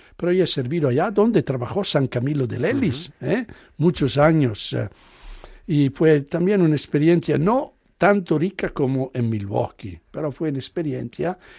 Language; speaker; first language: Spanish; non-native, fluent; Italian